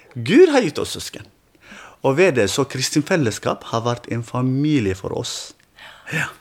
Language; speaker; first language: Norwegian; non-native, fluent; Tigrinya